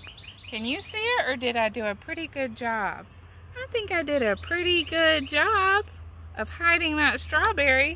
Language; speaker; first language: English; native; English